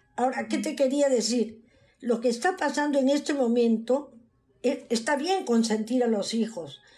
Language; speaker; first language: Spanish; native; Spanish